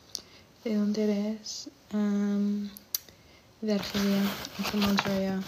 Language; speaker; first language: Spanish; non-native, learner; Arabic